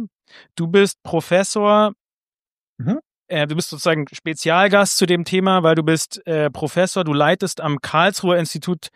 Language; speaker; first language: German; native; German